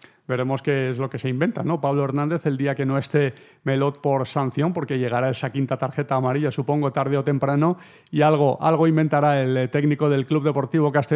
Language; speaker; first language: Spanish; native; Spanish